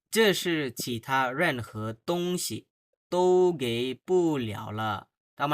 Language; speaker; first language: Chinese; non-native, fluent; Bangla